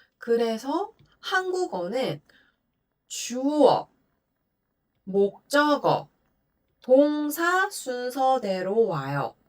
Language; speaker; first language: Korean; native; Korean